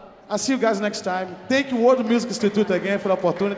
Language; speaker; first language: English; non-native, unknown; Portuguese